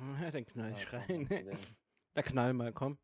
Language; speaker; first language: German; native; German